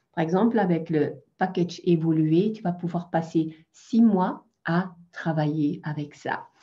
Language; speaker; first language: French; non-native, fluent; German